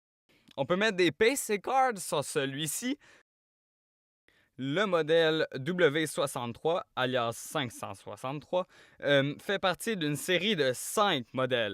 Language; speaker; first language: French; native; French